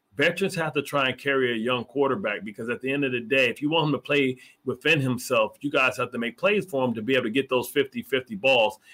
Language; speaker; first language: English; native; English